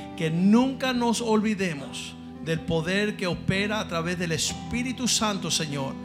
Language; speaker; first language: Spanish; native; Spanish